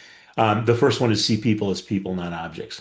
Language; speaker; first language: English; native; English